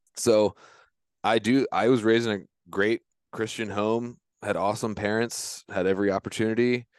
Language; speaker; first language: English; native; English